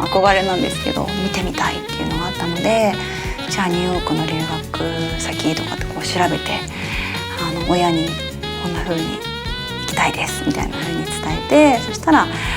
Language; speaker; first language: Japanese; native; Japanese